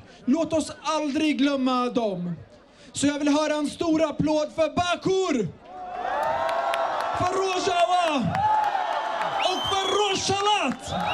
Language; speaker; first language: Swedish; early bilingual, other home language; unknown